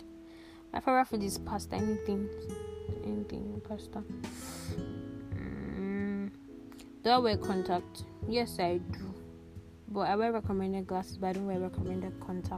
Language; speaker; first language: English; non-native, local second language; Yoruba